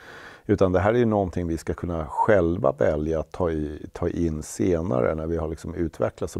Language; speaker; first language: Swedish; native; Swedish